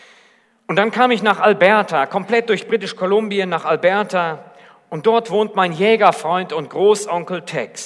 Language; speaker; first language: German; native; German